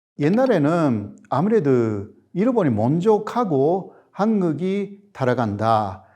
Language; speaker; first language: Korean; non-native, fluent; Japanese